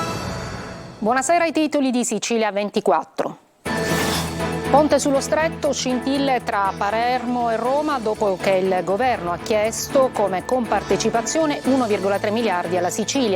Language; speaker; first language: Italian; native; Italian